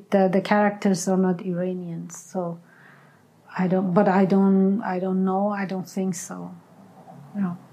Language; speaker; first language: English; non-native, fluent; Persian